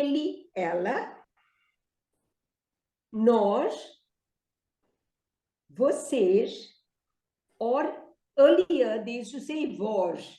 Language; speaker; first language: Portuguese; non-native, fluent; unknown